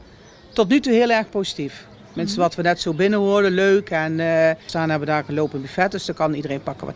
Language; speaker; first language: Dutch; native; Dutch